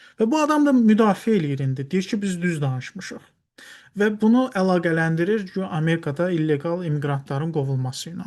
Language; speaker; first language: Azerbaijani; non-native, local second language; Talysh